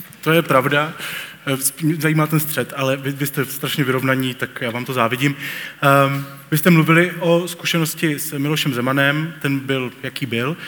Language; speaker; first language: Czech; native; Czech